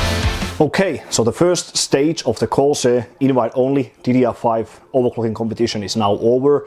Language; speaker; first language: English; non-native, fluent; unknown